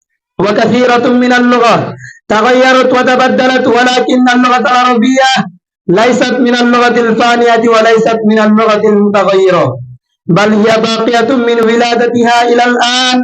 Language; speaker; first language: Arabic; non-native, learner; Bangla